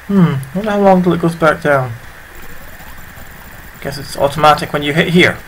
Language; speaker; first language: English; native; English